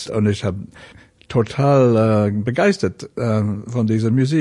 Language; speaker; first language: German; non-native, learner; English